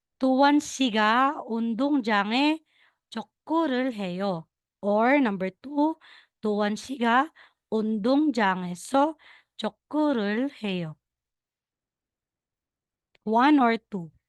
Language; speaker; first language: Korean; non-native, learner; Filipino